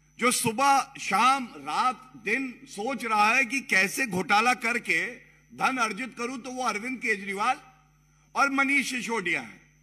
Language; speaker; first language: Hindi; native; Hindi